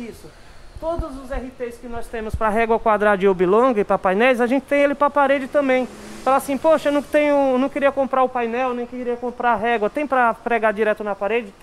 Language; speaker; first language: Portuguese; native; Portuguese